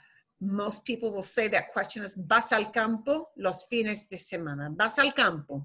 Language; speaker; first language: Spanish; non-native, fluent; English